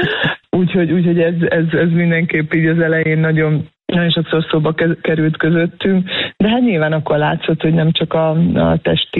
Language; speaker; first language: Hungarian; native; Hungarian